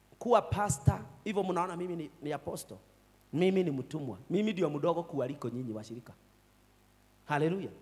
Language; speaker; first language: Swahili; non-native, local second language; Kikuyu